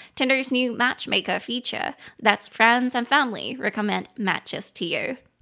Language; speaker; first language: English; non-native, fluent; Chinese